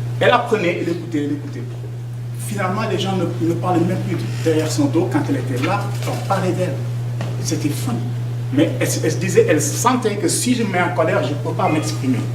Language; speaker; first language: French; non-native, local second language; Wolof